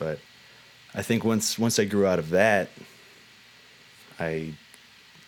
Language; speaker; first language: English; native; English